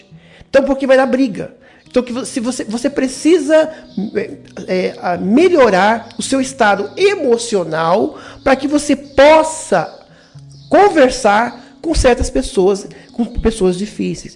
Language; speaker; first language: Portuguese; native; Portuguese